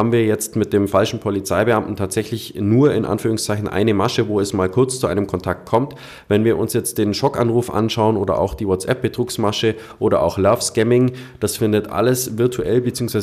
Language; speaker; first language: German; native; German